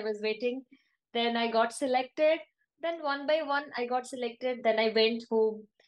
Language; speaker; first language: English; non-native, local second language; Odia